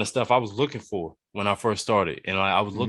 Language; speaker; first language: English; native; English